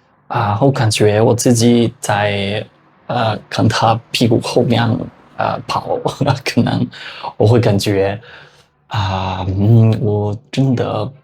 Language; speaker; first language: Chinese; non-native, fluent; Spanish